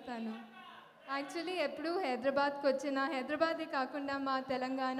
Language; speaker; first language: Telugu; non-native, fluent; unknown